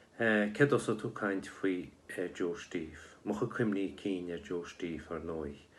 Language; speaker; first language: Irish; native; Irish